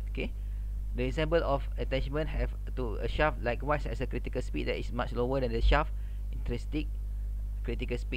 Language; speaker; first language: English; non-native, local second language; Malay